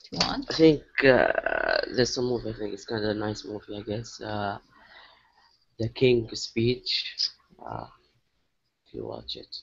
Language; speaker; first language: English; non-native, learner; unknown